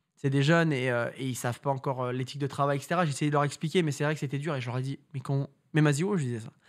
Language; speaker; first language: French; native; French